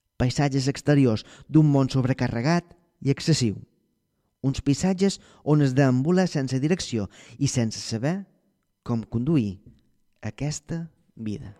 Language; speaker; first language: Catalan; native; Catalan